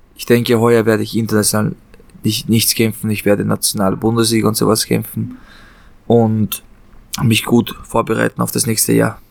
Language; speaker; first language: German; early bilingual, other home language; Chechen